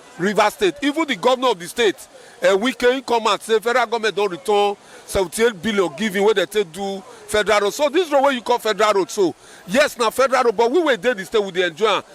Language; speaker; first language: Nigerian Pidgin; native; Nigerian Pidgin